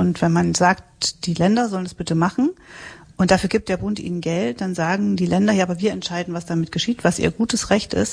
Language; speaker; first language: German; native; German